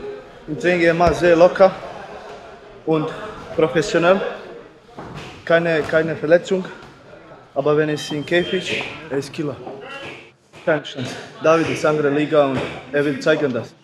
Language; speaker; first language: German; non-native, learner; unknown